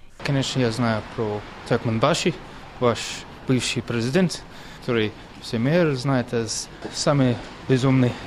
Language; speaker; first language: Russian; non-native, learner; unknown